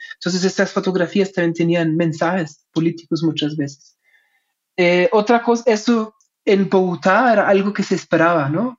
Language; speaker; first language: Spanish; non-native, fluent; German